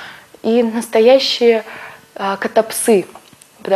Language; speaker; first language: Russian; native; Russian